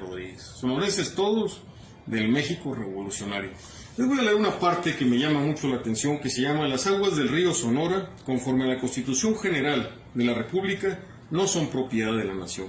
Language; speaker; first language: Spanish; native; Spanish